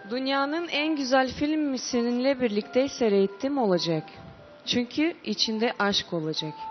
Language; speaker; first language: Turkish; non-native, learner; Uzbek